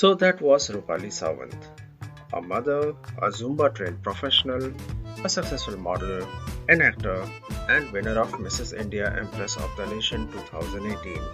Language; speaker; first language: English; non-native, local second language; Hindi